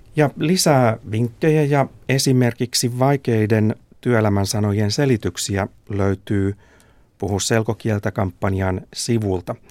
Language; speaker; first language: Finnish; native; Finnish